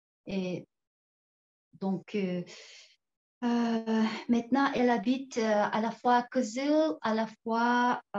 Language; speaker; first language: French; non-native, fluent; Tuvinian